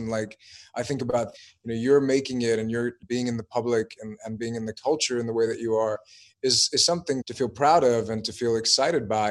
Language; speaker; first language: English; native; English